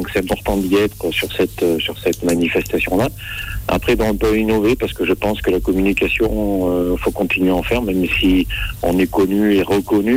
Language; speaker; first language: French; native; French